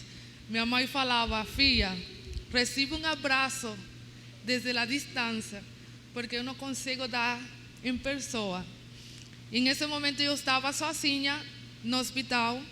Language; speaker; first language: Portuguese; non-native, learner; Spanish